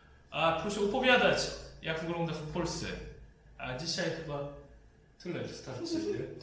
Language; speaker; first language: Polish; non-native, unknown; Korean